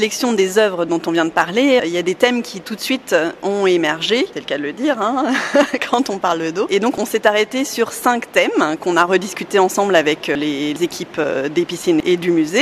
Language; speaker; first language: French; native; French